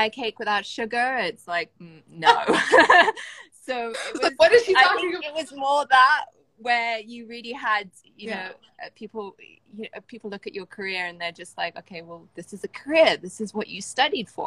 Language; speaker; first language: English; native; English